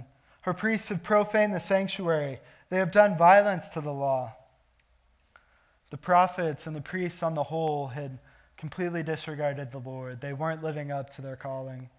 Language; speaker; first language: English; native; English